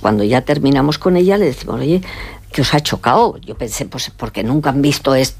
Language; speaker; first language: Spanish; native; Spanish